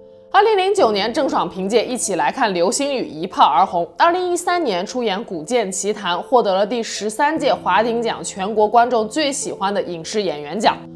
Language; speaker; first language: Chinese; native; Chinese